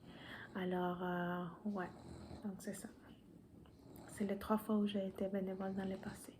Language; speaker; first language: French; non-native, fluent; Spanish